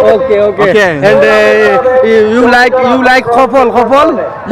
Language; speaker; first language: English; non-native, learner; Sylheti